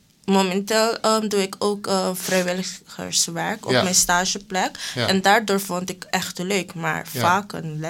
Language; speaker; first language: Dutch; non-native, local second language; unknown